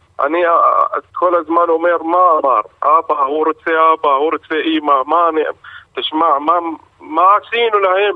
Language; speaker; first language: Hebrew; non-native, local second language; Arabic